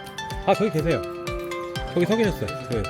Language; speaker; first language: Korean; native; Korean